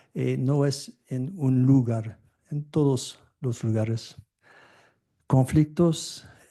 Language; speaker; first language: Spanish; non-native, fluent; French